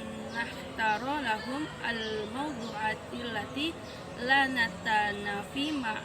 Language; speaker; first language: Arabic; non-native, learner; Indonesian